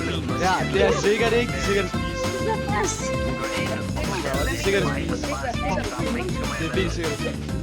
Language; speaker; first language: Danish; native; Danish